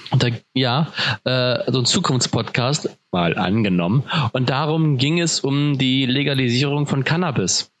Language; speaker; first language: German; native; German